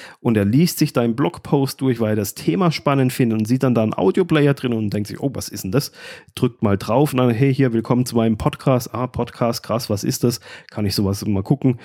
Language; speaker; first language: German; native; German